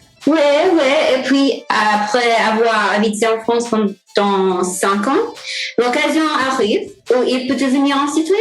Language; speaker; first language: French; non-native, fluent; English